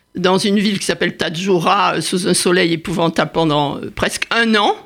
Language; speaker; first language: French; native; French